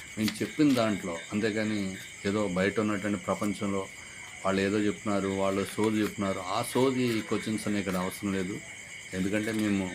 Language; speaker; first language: Telugu; native; Telugu